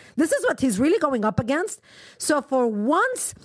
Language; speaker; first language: English; non-native, fluent; Arabic